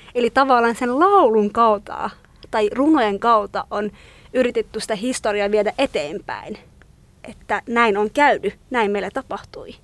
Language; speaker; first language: Finnish; non-native, fluent; Kurdish